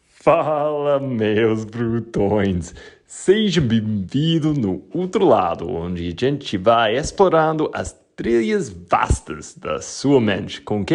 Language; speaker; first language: Portuguese; non-native, fluent; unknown